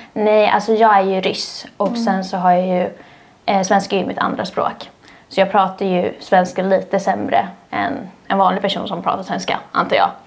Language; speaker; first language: Swedish; early bilingual, other home language; Russian